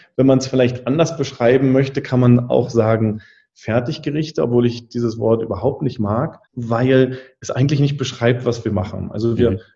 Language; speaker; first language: German; native; German